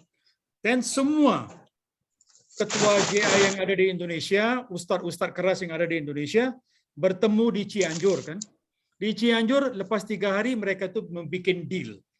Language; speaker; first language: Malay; non-native, local second language; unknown